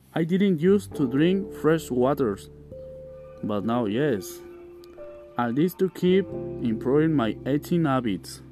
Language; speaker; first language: English; non-native, learner; Spanish